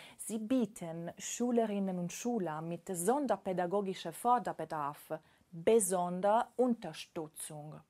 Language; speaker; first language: German; non-native, fluent; Italian